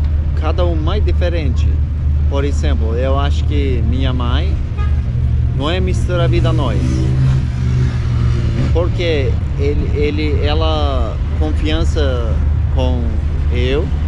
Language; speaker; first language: Portuguese; non-native, learner; Turkish